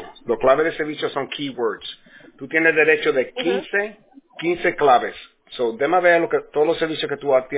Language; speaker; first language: Spanish; early bilingual, heritage; Spanish